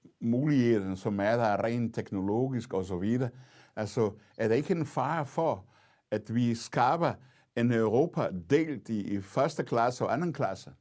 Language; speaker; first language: Danish; non-native, fluent; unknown